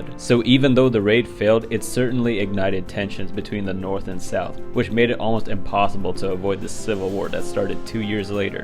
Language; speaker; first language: English; native; English